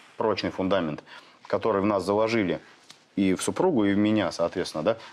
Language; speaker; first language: Russian; native; Russian